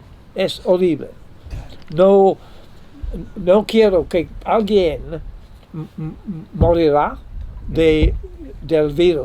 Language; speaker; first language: Spanish; non-native, learner; English